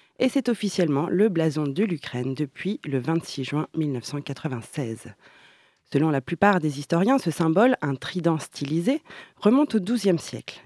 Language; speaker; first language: French; native; French